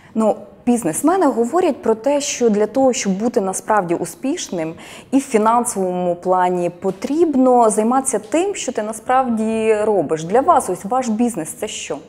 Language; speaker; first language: Ukrainian; native; Ukrainian